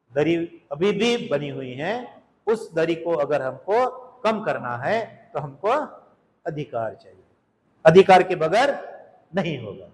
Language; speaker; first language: Hindi; non-native, local second language; Marathi